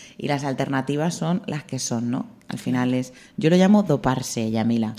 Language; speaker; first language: Spanish; native; Spanish